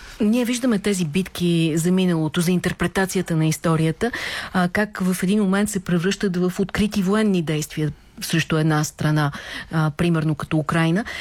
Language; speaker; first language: Bulgarian; native; Bulgarian